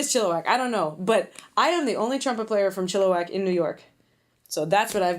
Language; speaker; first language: English; native; English